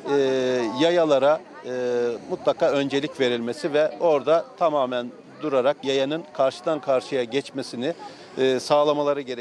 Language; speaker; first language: Turkish; native; Turkish